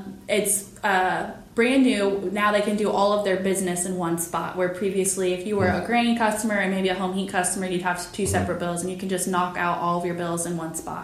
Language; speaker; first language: English; native; English